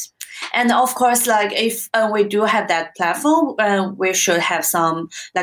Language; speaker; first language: English; non-native, fluent; Chinese